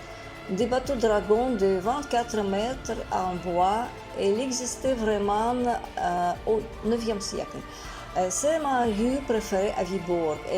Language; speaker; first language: French; non-native, fluent; Russian